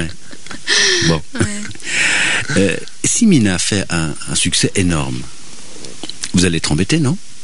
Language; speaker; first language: French; native; French